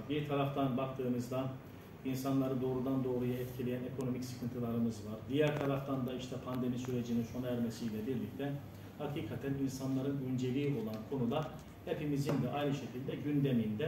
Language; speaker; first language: Turkish; native; Turkish